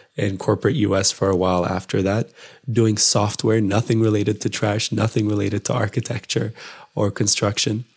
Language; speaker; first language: English; non-native, fluent; Amharic